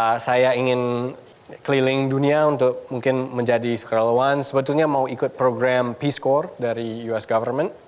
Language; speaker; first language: Indonesian; non-native, fluent; English